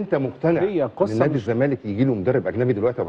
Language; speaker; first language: Arabic; native; Arabic